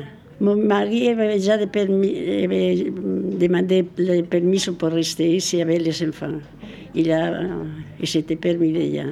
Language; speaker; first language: French; non-native, learner; Spanish